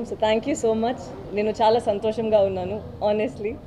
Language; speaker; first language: Telugu; non-native, learner; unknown